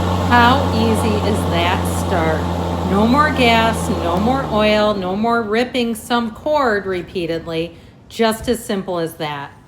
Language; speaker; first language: English; native; English